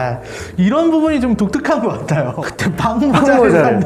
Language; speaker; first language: Korean; native; Korean